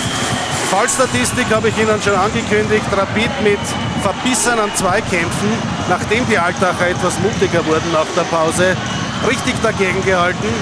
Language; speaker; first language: German; native; German